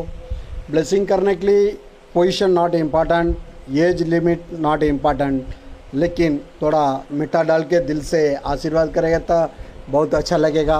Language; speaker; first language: Hindi; non-native, local second language; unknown